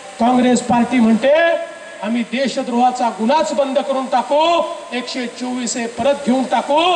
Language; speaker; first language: Marathi; native; Marathi